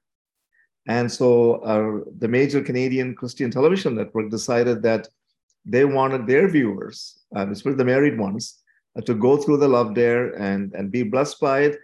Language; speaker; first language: English; non-native, local second language; Tamil